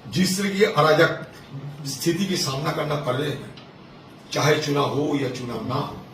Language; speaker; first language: Hindi; non-native, local second language; Bangla